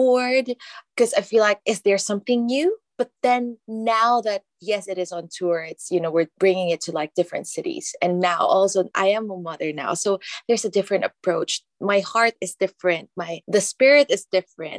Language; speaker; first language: English; non-native, local second language; Filipino